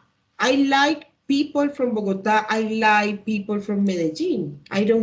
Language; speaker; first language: English; non-native, learner; Spanish